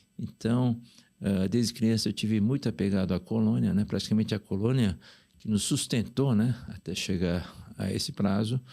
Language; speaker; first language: Portuguese; early bilingual, other home language; Korean